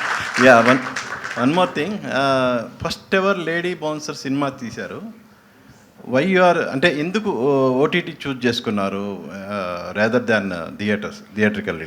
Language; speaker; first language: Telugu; native; Telugu